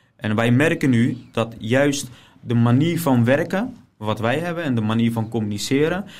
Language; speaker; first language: Dutch; native; Dutch